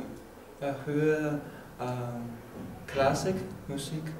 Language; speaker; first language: Danish; non-native, learner; Chinese